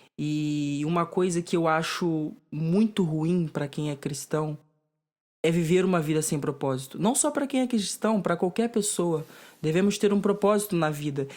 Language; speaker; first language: Portuguese; native; Portuguese